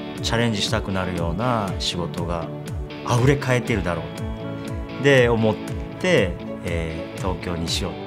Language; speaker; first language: Japanese; non-native, fluent; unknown